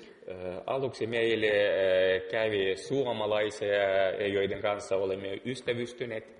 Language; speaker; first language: Finnish; non-native, fluent; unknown